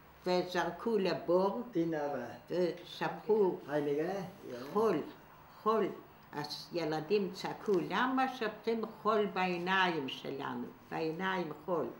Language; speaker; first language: Hebrew; non-native, fluent; Yiddish